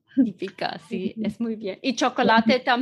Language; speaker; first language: Spanish; non-native, learner; German